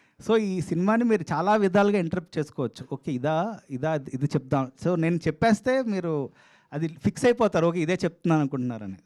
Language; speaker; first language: Telugu; native; Telugu